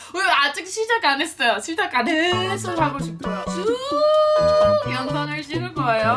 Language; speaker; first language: Korean; non-native, learner; English